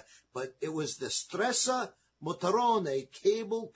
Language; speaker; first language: English; native; English